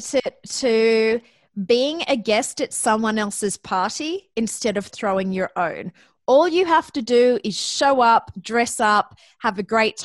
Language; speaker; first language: English; native; English